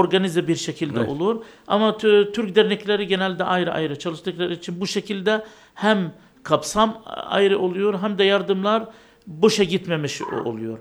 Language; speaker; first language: Turkish; non-native, learner; Arabic